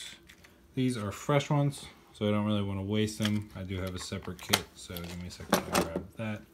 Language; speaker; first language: English; native; English